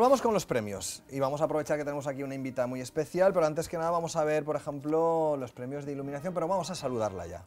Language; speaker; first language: Spanish; native; Spanish